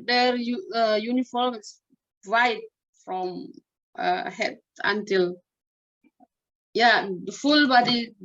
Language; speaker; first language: English; non-native, learner; Indonesian